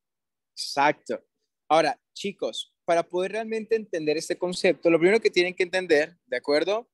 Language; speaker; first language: Spanish; native; Spanish